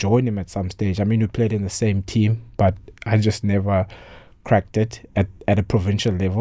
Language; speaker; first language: English; non-native, local second language; Xhosa